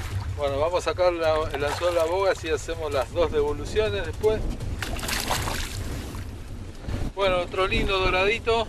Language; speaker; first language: Spanish; native; Spanish